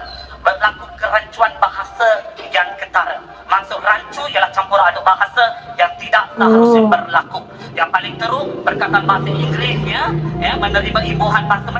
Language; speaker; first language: Malay; native; Malay